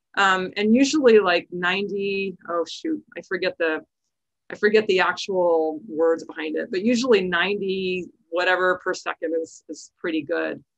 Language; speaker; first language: English; native; English